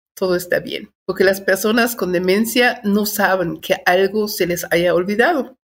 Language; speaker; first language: Spanish; non-native, fluent; German